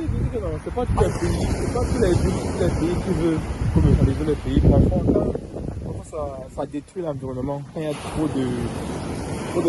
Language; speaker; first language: French; non-native, fluent; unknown